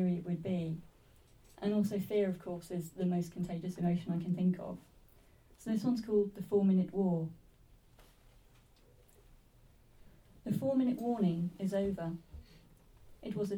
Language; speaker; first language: English; native; English